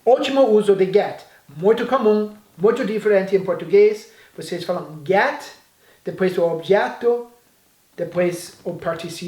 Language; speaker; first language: Portuguese; non-native, fluent; English